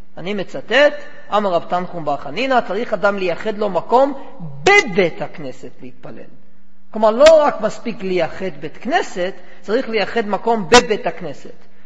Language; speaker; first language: Hebrew; non-native, fluent; English